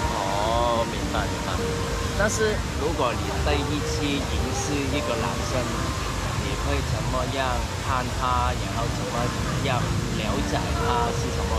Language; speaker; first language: Chinese; non-native, local second language; Cantonese